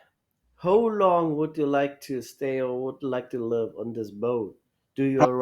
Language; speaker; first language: English; non-native, learner; German